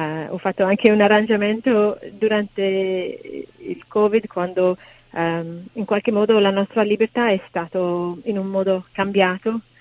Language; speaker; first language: Italian; non-native, fluent; English